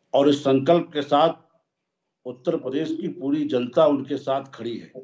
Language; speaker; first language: Hindi; native; Hindi